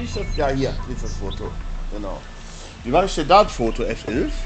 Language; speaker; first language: German; native; German